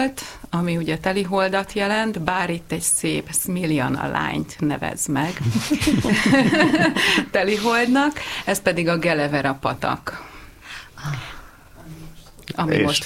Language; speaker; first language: Hungarian; native; Hungarian